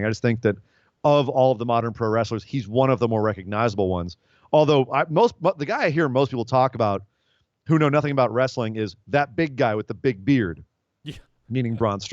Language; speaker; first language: English; native; English